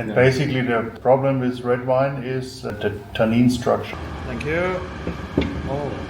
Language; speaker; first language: English; non-native, fluent; German